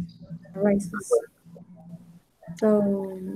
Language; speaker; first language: English; non-native, learner; Spanish